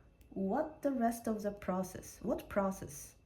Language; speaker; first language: English; non-native, learner; Japanese